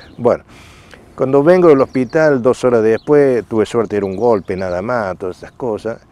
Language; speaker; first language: Spanish; native; Spanish